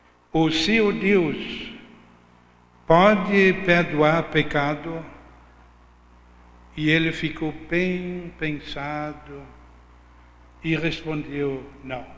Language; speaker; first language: Portuguese; non-native, fluent; German